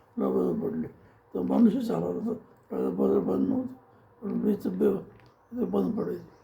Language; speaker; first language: Marathi; non-native, local second language; Gujarati